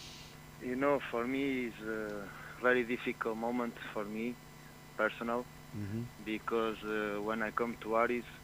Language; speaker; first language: English; non-native, fluent; Portuguese